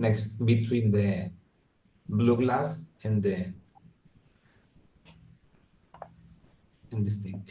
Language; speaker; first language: English; non-native, learner; Spanish